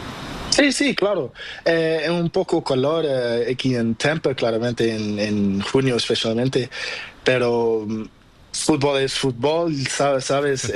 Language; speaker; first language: Spanish; non-native, learner; Portuguese